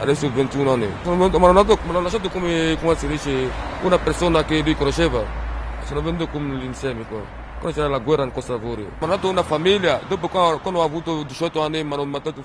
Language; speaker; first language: Italian; non-native, learner; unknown